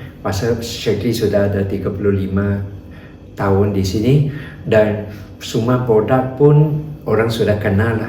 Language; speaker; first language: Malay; non-native, local second language; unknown